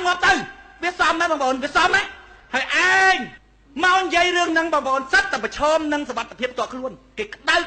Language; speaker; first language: Khmer; native; Khmer